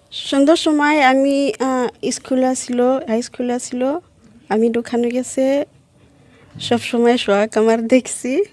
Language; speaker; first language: Bangla; non-native, learner; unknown